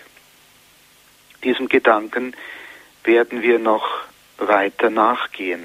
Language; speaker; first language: German; native; German